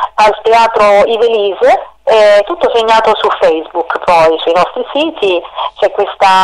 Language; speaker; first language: Italian; native; Italian